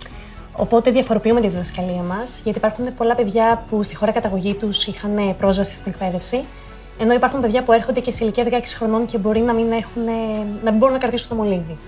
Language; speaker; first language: Greek; native; Greek